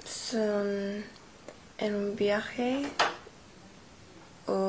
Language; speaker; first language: Spanish; non-native, learner; English